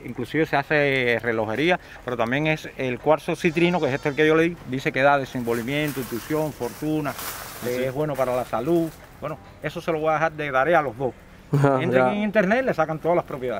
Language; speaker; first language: Spanish; native; Spanish